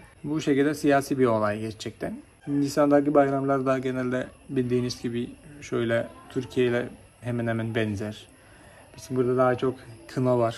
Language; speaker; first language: Turkish; non-native, fluent; Malayalam